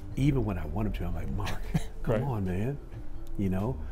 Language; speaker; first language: English; native; English